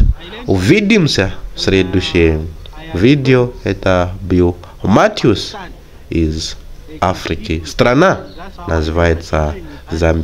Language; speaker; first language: Russian; non-native, fluent; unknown